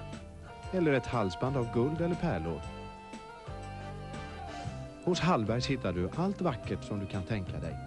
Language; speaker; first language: Swedish; native; Swedish